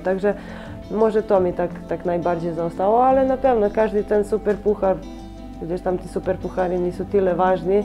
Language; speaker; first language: Polish; non-native, fluent; Serbian